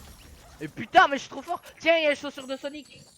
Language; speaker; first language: French; native; French